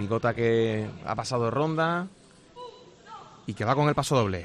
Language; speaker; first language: Spanish; native; Spanish